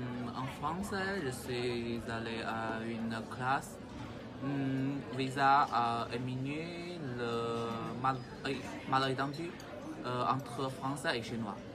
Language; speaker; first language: French; non-native, learner; Chinese